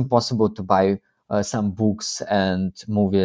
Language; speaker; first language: English; non-native, fluent; Russian